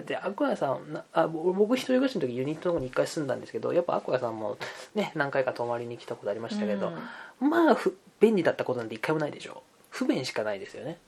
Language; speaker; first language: Japanese; native; Japanese